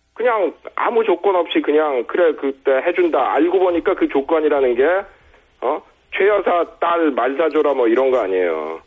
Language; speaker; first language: Korean; native; Korean